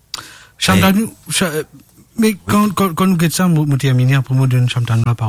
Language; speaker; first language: French; non-native, local second language; Morisyen